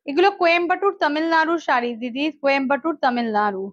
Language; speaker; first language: Hindi; non-native, local second language; Bangla